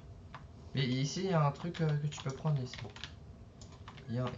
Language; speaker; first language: French; native; French